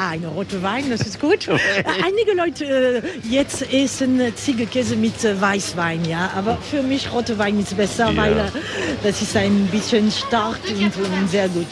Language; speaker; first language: German; non-native, learner; French